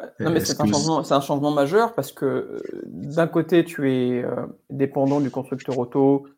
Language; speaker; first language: French; native; French